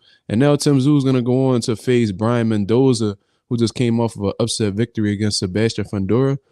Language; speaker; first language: English; native; English